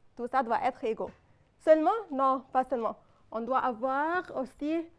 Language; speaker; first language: French; non-native, fluent; Arabic